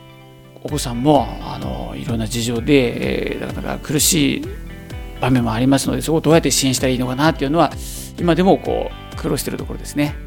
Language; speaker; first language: Japanese; native; Japanese